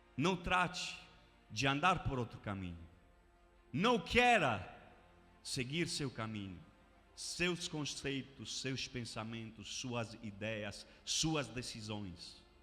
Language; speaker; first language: Portuguese; non-native, fluent; Romanian